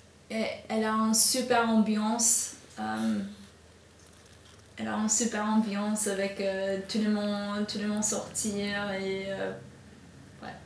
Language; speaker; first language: French; non-native, fluent; English